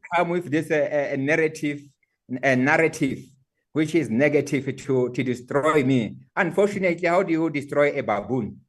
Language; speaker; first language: English; non-native, local second language; Southern Sotho